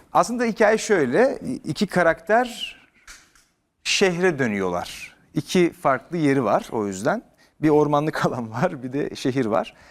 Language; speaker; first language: Turkish; native; Turkish